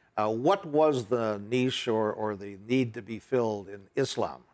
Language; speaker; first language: English; native; English